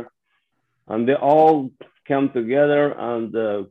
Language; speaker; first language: English; non-native, fluent; Persian